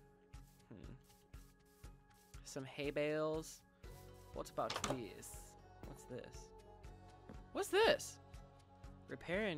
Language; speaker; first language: English; native; English